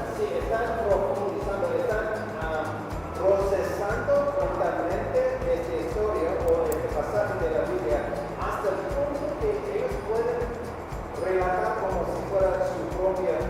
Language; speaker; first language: Spanish; non-native, fluent; English